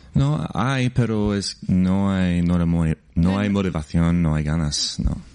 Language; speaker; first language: Spanish; non-native, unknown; English